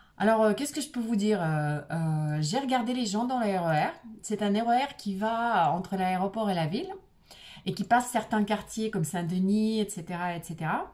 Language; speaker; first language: French; non-native, fluent; Russian